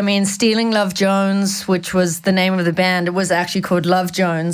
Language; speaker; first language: English; native; English